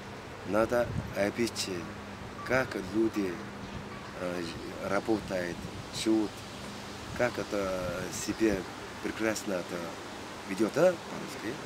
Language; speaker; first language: Russian; non-native, learner; Mongolian